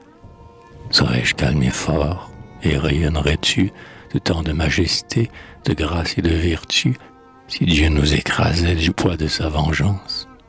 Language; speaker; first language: French; native; French